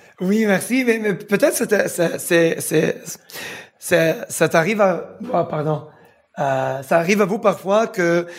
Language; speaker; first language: French; non-native, fluent; English